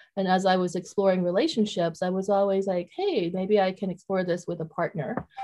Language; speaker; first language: English; early bilingual, other home language; Vietnamese